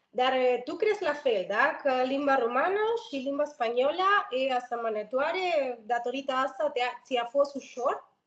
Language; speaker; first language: Romanian; non-native, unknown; Spanish